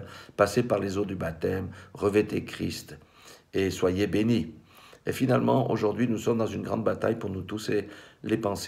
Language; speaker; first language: French; native; French